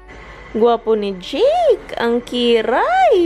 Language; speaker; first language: Filipino; early bilingual, heritage; Filipino